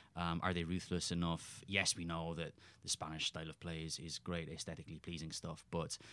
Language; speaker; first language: English; native; English